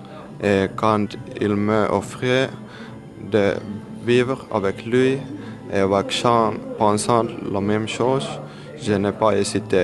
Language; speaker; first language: French; non-native, learner; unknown